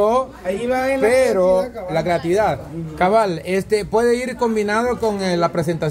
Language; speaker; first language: Spanish; native; Spanish